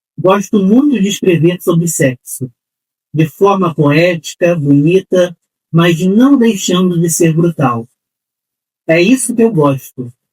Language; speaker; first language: Portuguese; native; Portuguese